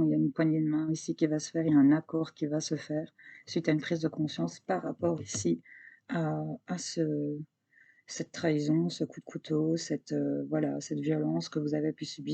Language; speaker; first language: French; native; French